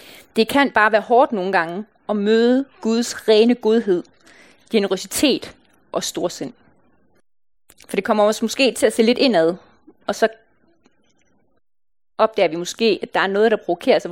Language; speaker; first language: Danish; native; Danish